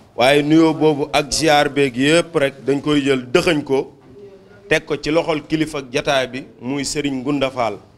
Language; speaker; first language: Wolof; native; Wolof